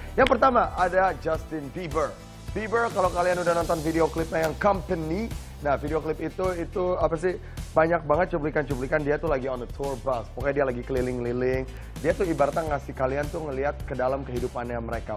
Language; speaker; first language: Indonesian; early bilingual, heritage; Indonesian